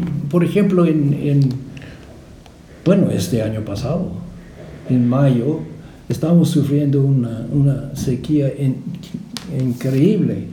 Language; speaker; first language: Spanish; non-native, fluent; English